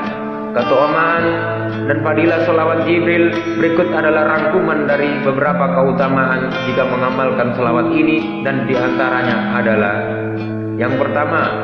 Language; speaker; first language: Indonesian; native; Indonesian